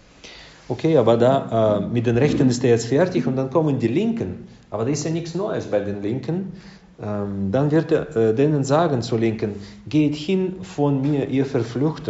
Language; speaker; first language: German; non-native, fluent; Russian